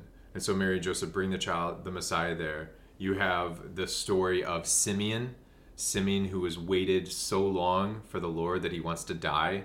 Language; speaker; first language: English; native; English